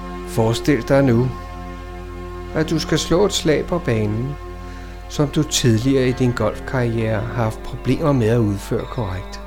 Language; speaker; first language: Danish; native; Danish